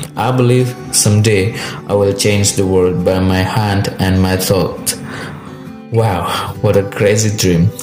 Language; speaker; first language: English; non-native, learner; Indonesian